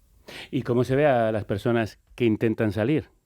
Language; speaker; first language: Spanish; native; Spanish